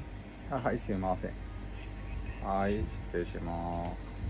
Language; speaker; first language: Japanese; non-native, learner; Bangla